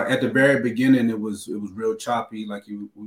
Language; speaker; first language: English; native; English